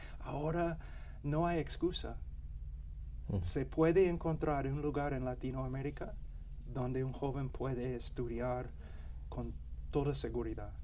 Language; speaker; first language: Spanish; non-native, fluent; English